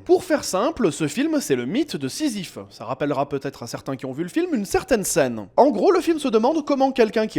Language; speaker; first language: French; native; French